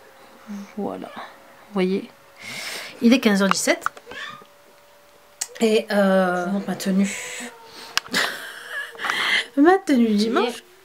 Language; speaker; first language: French; native; French